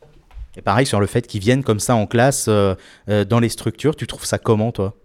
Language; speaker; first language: French; native; French